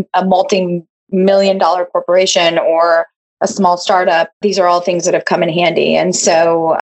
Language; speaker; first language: English; early bilingual, other home language; Hebrew